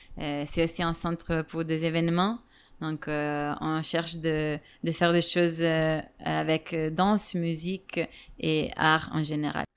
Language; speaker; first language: French; non-native, fluent; Italian